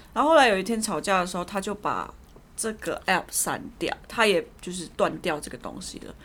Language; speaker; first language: Chinese; early bilingual, heritage; Chinese